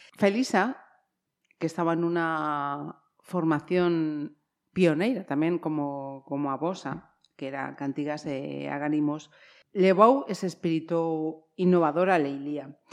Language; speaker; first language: Galician; native; Galician